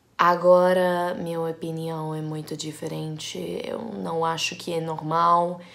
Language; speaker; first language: Portuguese; non-native, learner; English